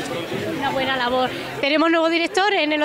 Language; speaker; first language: Spanish; native; Spanish